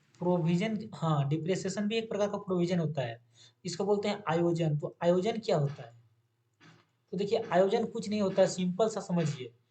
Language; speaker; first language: Hindi; native; Hindi